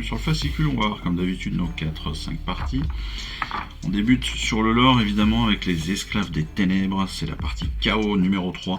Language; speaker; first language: French; native; French